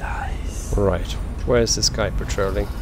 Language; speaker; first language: English; native; English